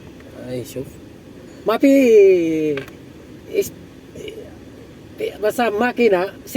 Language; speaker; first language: Arabic; non-native, learner; Filipino